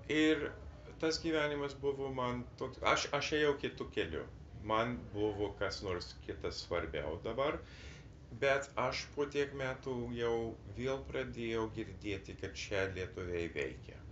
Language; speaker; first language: Lithuanian; early bilingual, heritage; English